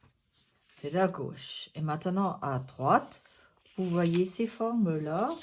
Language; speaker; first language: French; non-native, fluent; German